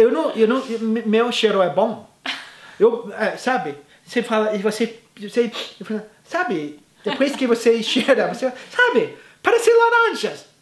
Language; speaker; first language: Portuguese; non-native, fluent; English